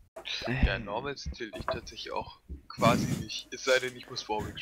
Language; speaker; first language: German; native; German